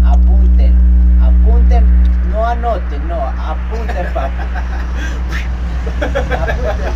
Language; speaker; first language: Spanish; native; Spanish